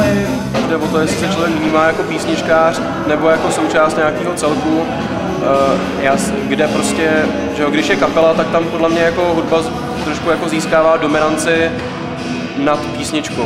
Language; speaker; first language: Czech; native; Czech